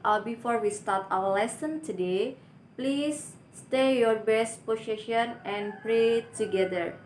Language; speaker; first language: English; non-native, learner; Indonesian